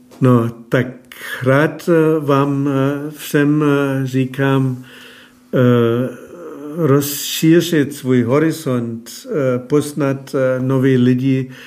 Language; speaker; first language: Czech; non-native, fluent; German